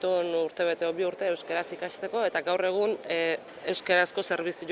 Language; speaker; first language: Basque; native; Basque